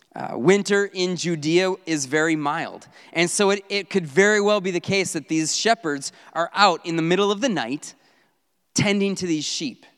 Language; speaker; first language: English; native; English